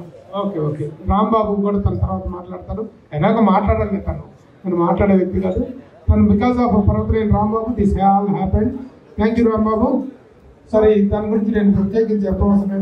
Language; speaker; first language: Telugu; native; Telugu